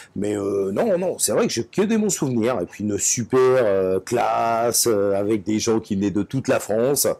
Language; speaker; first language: French; native; French